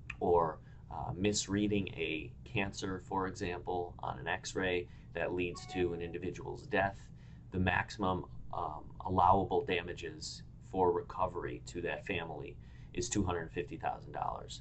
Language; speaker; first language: English; native; English